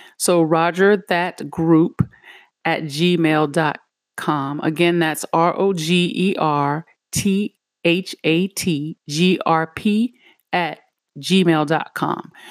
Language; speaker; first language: English; native; English